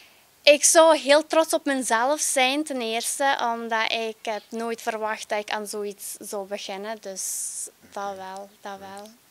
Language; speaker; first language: Dutch; early bilingual, other home language; Albanian